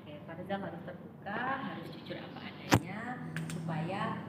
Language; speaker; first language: Indonesian; native; Indonesian